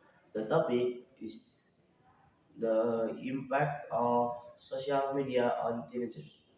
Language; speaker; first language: English; non-native, learner; Indonesian